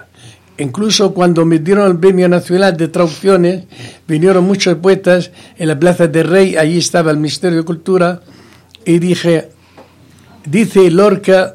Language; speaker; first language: Spanish; non-native, fluent; Arabic